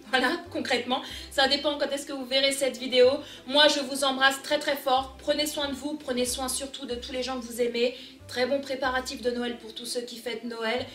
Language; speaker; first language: French; early bilingual, other home language; Portuguese